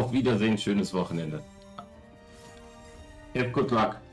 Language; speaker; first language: German; native; German